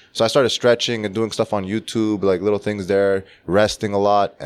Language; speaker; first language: English; early bilingual, other home language; Czech